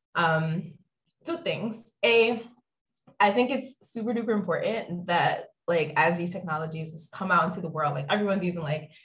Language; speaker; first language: English; native; English